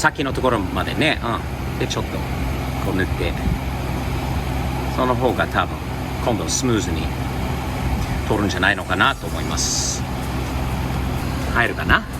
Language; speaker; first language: Japanese; non-native, fluent; English